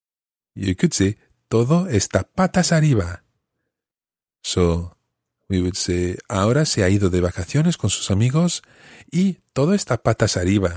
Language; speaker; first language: Spanish; non-native, fluent; English